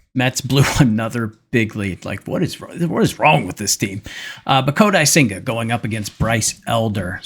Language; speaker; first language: English; native; English